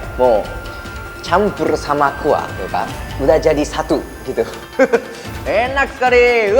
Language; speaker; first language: Indonesian; non-native, fluent; Japanese